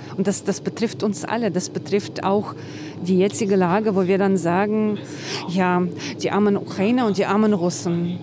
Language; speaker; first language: German; non-native, fluent; Ukrainian